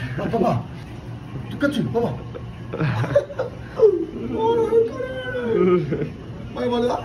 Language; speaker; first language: Korean; non-native, fluent; Italian